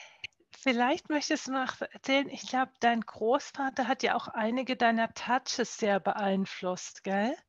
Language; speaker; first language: German; native; German